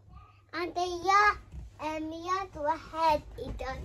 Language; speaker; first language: Swedish; early bilingual, other home language; Mongolian